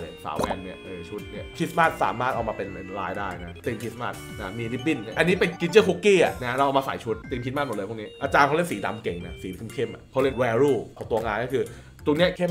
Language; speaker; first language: Thai; native; Thai